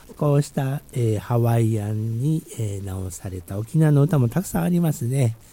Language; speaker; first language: Japanese; native; Japanese